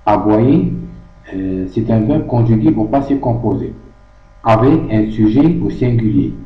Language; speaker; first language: French; non-native, local second language; Arabic